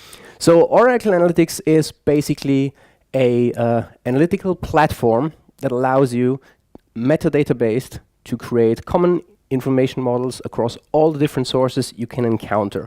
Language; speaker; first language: English; non-native, fluent; German